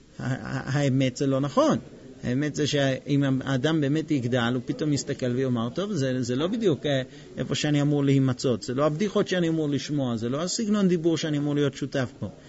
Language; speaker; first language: Hebrew; non-native, fluent; English